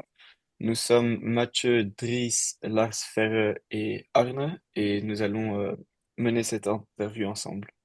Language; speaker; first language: French; non-native, local second language; Dutch